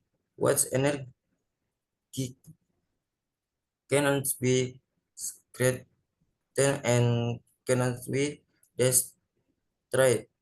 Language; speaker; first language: English; non-native, learner; Indonesian